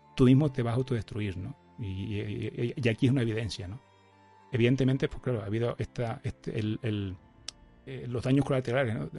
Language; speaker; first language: Spanish; native; Spanish